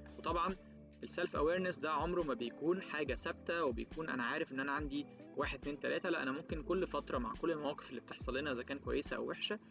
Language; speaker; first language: Arabic; native; Arabic